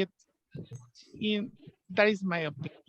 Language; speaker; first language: English; non-native, learner; Spanish